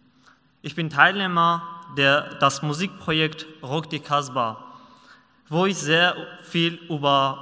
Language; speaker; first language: German; non-native, learner; Persian